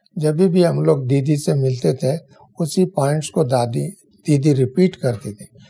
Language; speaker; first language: Hindi; non-native, local second language; Kannada